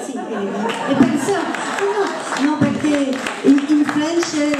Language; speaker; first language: Italian; non-native, learner; French